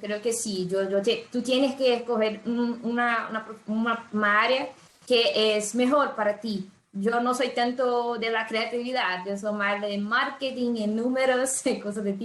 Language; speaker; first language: Spanish; non-native, fluent; Portuguese